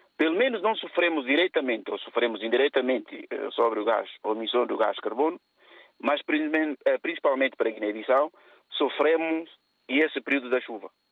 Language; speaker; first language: Portuguese; non-native, local second language; Upper Guinea Crioulo